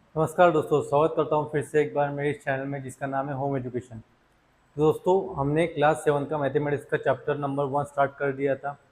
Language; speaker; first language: Hindi; non-native, local second language; Marathi